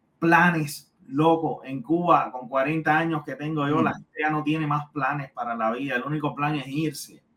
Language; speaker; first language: Spanish; native; Spanish